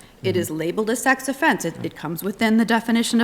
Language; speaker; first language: English; native; English